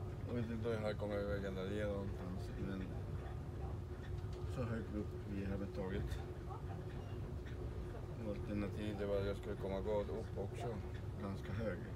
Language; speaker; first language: Swedish; non-native, learner; Spanish